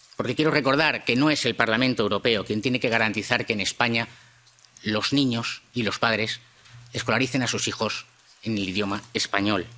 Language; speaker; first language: Spanish; native; Spanish